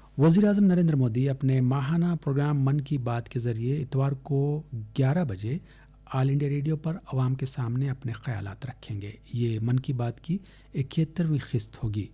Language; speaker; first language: Urdu; native; Urdu